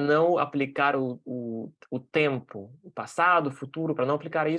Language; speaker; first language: Portuguese; non-native, fluent; Russian